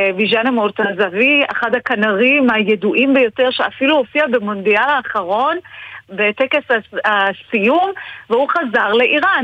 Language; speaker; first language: Hebrew; early bilingual, other home language; Persian